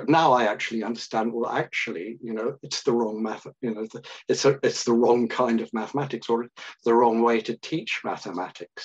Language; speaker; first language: English; native; English